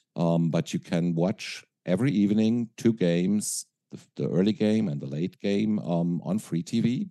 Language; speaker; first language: English; non-native, fluent; German